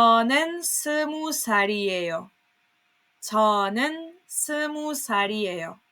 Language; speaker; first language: Korean; non-native, fluent; Serbian